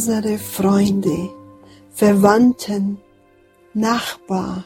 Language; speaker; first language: German; non-native, fluent; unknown